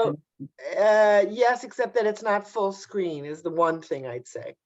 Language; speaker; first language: English; native; English